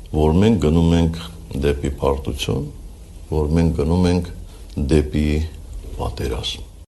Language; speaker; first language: Armenian; native; Armenian